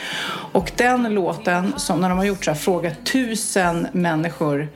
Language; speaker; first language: Swedish; native; Swedish